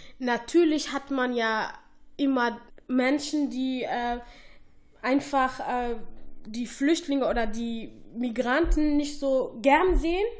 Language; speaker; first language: German; non-native, fluent; Somali